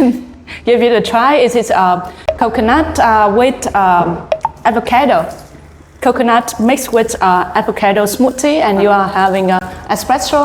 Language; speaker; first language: English; non-native, learner; Vietnamese